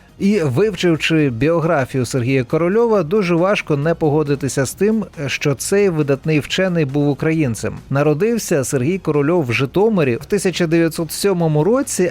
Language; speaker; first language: Ukrainian; native; Ukrainian